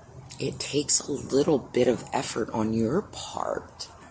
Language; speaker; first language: English; native; English